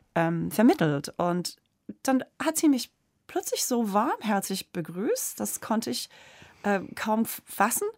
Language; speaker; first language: German; non-native, fluent; English